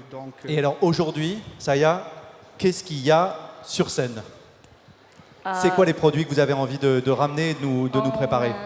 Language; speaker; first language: French; native; French